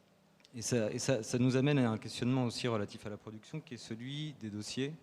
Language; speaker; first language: French; native; French